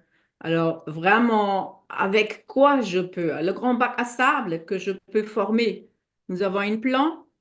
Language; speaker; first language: French; non-native, fluent; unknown